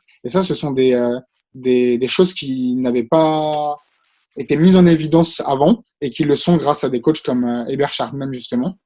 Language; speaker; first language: French; native; French